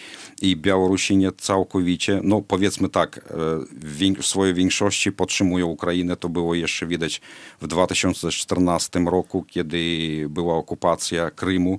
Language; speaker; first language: Polish; non-native, fluent; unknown